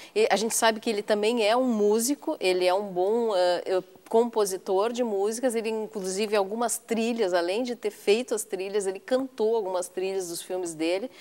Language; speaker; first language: Portuguese; native; Portuguese